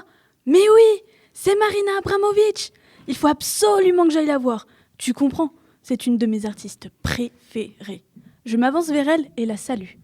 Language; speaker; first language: French; native; French